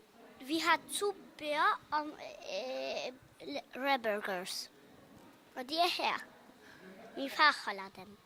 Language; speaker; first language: Danish; early bilingual, other home language; Polish